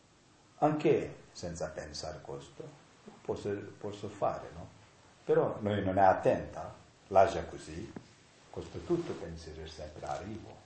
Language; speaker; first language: Italian; non-native, learner; Tibetan